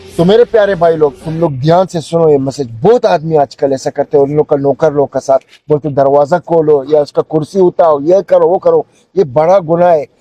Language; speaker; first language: Hindi; non-native, learner; Arabic